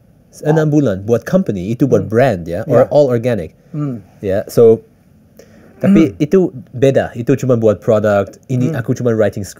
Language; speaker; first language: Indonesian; early bilingual, heritage; English